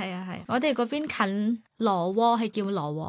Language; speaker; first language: Cantonese; non-native, fluent; Thai